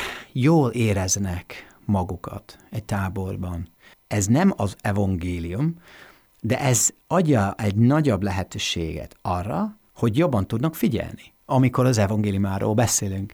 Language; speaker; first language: Hungarian; non-native, fluent; English